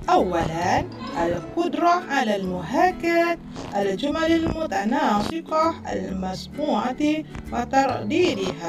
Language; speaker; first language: Arabic; non-native, fluent; Malay